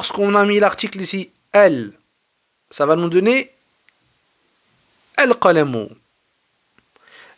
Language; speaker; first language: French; native; French